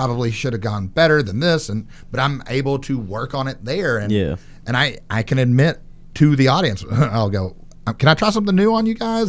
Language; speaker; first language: English; native; English